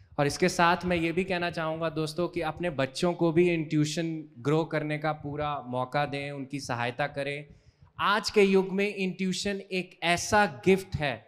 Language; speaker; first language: Hindi; native; Hindi